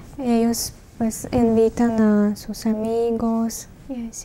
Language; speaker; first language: Spanish; non-native, learner; Russian